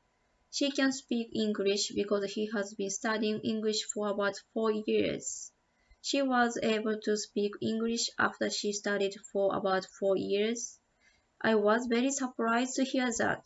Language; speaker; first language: English; non-native, learner; Japanese